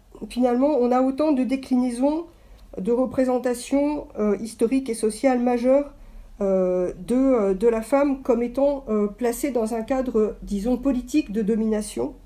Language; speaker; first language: French; native; French